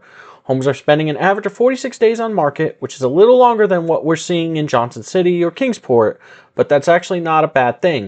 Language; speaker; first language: English; native; English